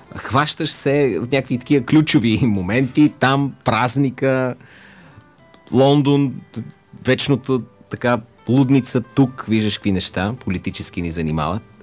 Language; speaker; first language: Bulgarian; native; Bulgarian